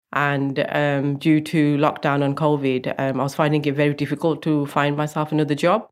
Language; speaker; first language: English; native; English